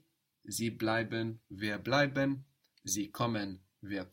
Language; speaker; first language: German; non-native, fluent; English